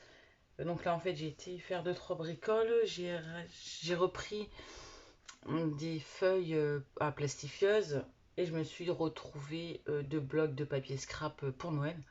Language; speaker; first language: French; native; French